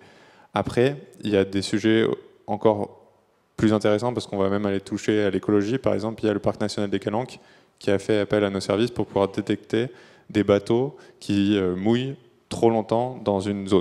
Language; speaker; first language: French; native; French